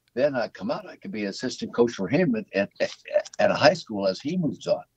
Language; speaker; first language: English; native; English